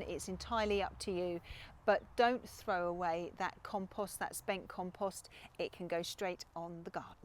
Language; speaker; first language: English; native; English